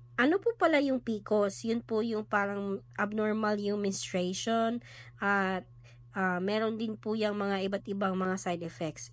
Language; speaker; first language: Filipino; non-native, local second language; Cebuano